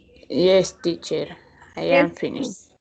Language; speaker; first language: English; non-native, learner; Spanish